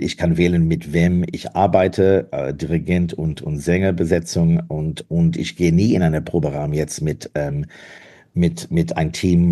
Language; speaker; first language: German; non-native, fluent; English